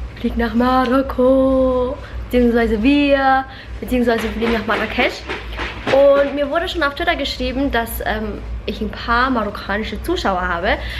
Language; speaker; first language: German; early bilingual, other home language; Vietnamese